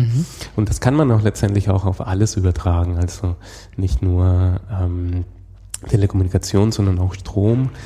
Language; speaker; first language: German; non-native, fluent; Spanish